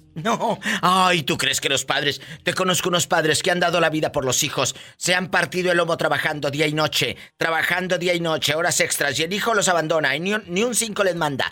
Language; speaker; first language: Spanish; native; Spanish